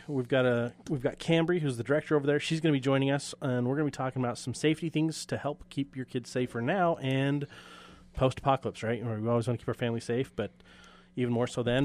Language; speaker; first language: English; native; English